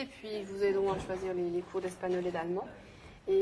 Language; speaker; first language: French; native; French